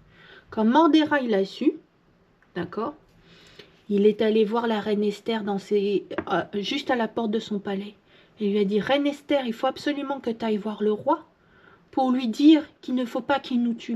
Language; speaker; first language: French; native; French